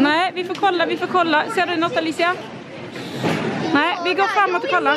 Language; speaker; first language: Swedish; native; Swedish